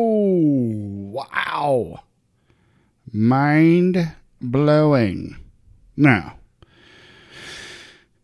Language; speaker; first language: English; native; English